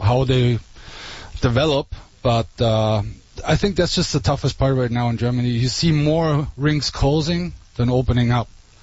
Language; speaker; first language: English; non-native, fluent; German